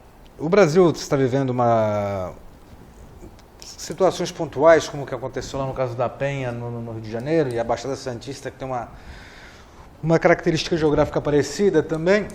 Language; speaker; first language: Portuguese; native; Portuguese